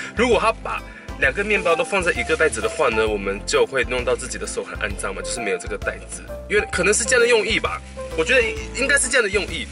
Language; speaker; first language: Chinese; native; Chinese